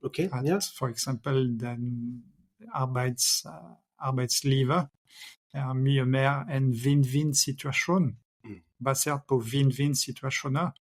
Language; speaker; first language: Norwegian; non-native, fluent; French